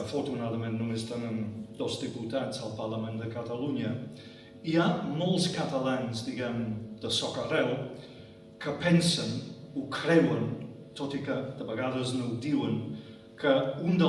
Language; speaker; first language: Catalan; non-native, fluent; English